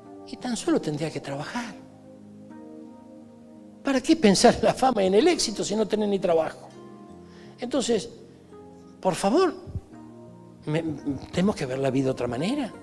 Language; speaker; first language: Spanish; native; Spanish